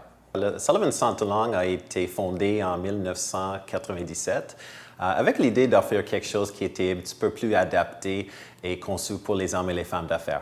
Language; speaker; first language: French; non-native, fluent; English